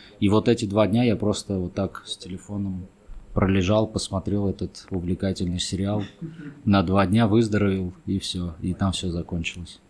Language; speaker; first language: Russian; early bilingual, other home language; Armenian